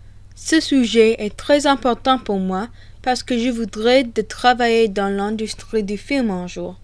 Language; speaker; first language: French; non-native, learner; English